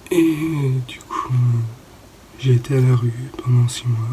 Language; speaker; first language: French; native; French